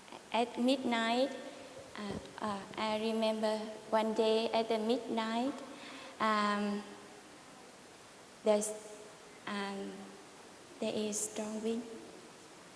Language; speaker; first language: English; non-native, learner; Vietnamese